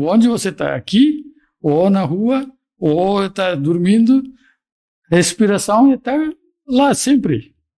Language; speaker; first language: Portuguese; non-native, fluent; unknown